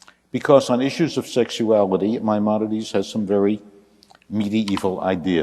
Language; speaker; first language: English; native; English